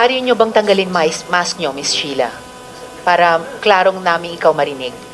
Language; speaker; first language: Filipino; native; Filipino